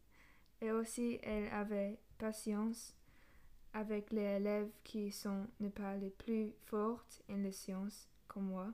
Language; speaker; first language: French; non-native, learner; English